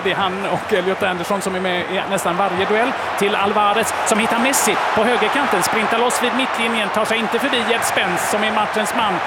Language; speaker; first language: Swedish; native; Swedish